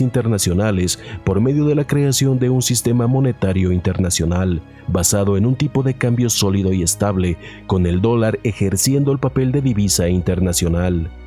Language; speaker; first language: Spanish; native; Spanish